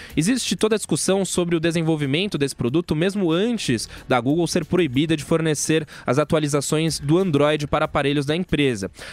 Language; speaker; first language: Portuguese; native; Portuguese